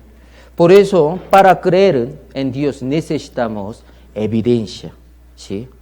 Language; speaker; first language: Spanish; non-native, learner; Korean